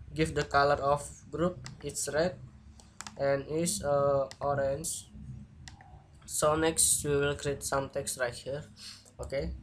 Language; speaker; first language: English; non-native, learner; Indonesian